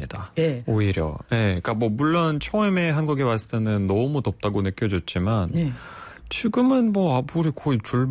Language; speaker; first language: Korean; non-native, fluent; Russian